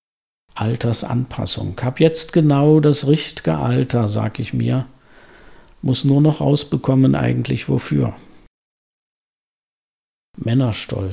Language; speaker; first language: German; native; German